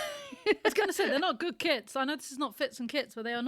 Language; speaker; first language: English; native; English